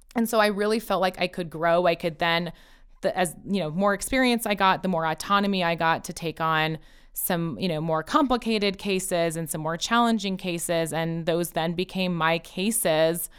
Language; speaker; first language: English; early bilingual, other home language; Persian